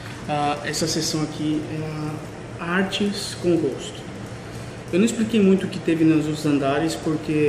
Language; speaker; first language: Portuguese; native; Portuguese